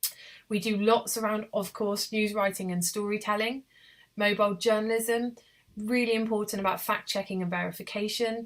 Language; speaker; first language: English; native; English